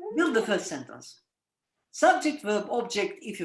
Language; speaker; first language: English; non-native, fluent; Russian